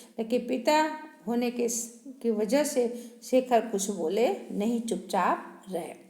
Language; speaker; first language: Hindi; native; Hindi